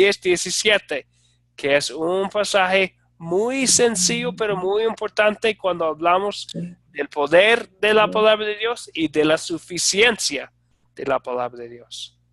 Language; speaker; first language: Spanish; non-native, fluent; English